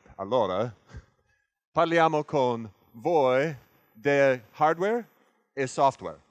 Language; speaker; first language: Italian; non-native, learner; English